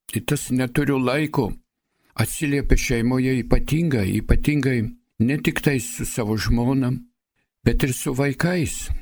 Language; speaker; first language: Lithuanian; early bilingual, heritage; Lithuanian